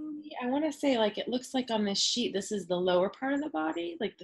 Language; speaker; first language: English; native; English